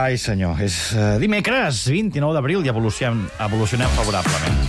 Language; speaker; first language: Catalan; native; Catalan